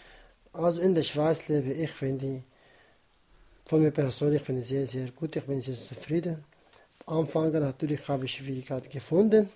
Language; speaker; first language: German; non-native, learner; Kurdish